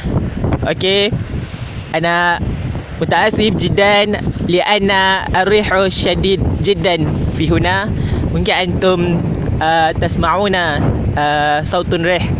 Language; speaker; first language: Arabic; non-native, learner; Indonesian